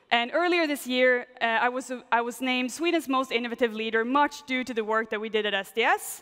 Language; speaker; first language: English; non-native, fluent; Swedish